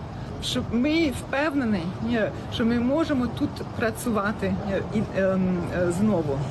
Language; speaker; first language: Ukrainian; non-native, fluent; German